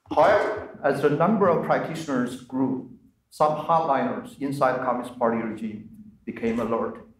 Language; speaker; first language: English; non-native, fluent; Chinese